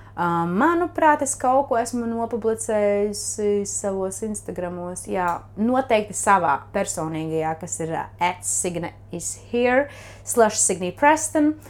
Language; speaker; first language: Latvian; native; Latvian